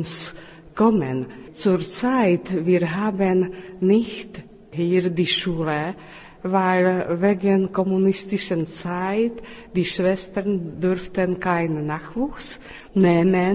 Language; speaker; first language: German; non-native, fluent; Czech